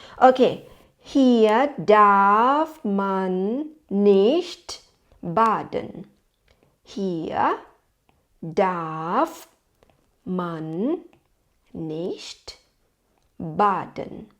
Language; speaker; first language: German; non-native, fluent; Thai